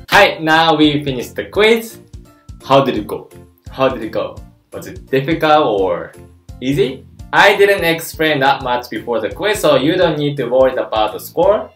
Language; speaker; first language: English; non-native, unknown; Japanese